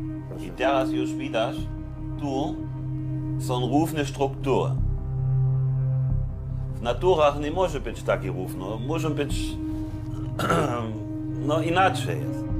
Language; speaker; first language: Polish; non-native, learner; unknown